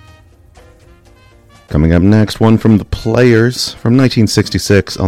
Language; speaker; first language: English; native; English